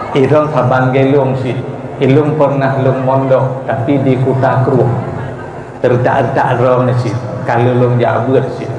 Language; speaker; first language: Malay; non-native, local second language; Achinese